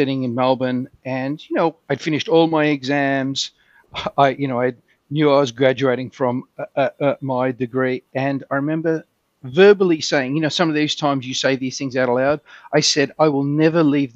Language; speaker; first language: English; native; English